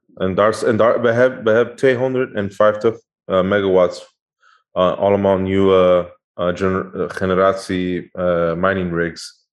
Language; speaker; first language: Dutch; non-native, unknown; Spanish